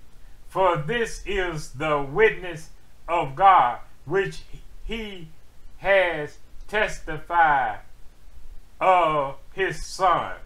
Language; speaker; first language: English; native; English